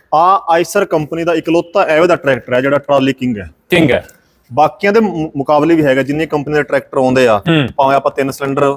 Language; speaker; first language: Punjabi; non-native, local second language; Haryanvi